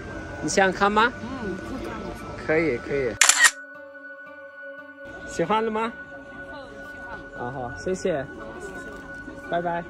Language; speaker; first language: Chinese; non-native, learner; Turkish